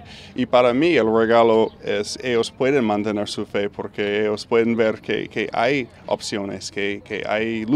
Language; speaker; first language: Spanish; non-native, fluent; English